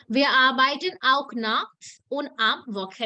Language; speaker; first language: German; non-native, fluent; Hindi